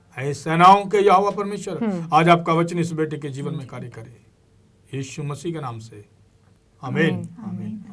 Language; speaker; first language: Hindi; non-native, local second language; Punjabi